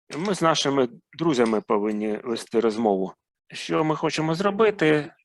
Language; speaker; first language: Ukrainian; non-native, fluent; Arabic